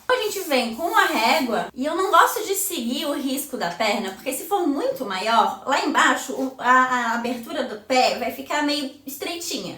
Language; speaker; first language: Portuguese; native; Portuguese